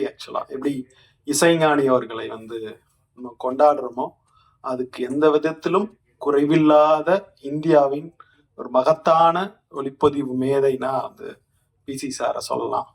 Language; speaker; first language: Tamil; native; Tamil